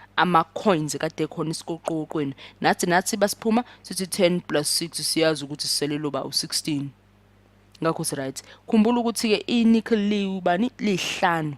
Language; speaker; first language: Zulu; non-native, local second language; English